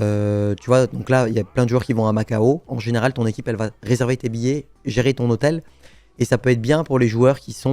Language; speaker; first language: French; native; French